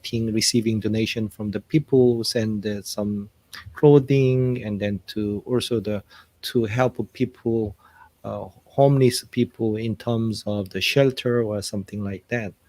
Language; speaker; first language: English; non-native, fluent; Korean